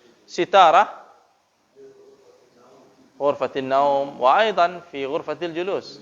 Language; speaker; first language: Arabic; non-native, fluent; Indonesian